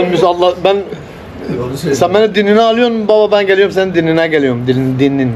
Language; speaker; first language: Turkish; native; Turkish